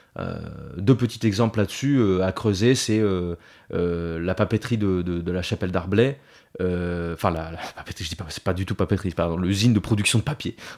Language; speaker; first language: French; non-native, fluent; Italian